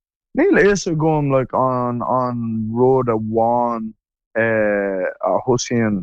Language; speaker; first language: Irish; non-native, learner; English